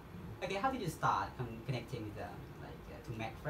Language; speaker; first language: English; non-native, fluent; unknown